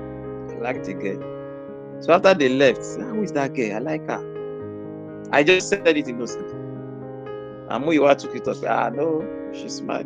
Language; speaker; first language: English; non-native, local second language; Yoruba